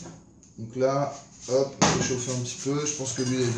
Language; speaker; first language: French; native; French